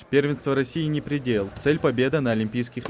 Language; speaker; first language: Russian; native; Russian